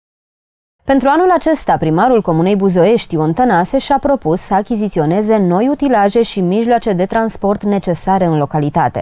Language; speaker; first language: Romanian; native; Romanian